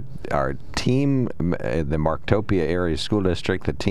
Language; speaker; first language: English; native; English